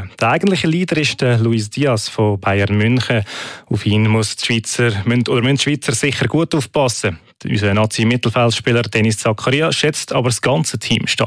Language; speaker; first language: German; native; German